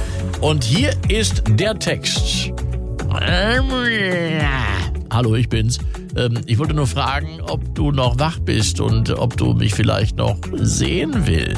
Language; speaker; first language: German; native; German